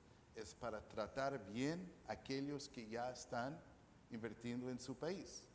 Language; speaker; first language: Spanish; non-native, fluent; English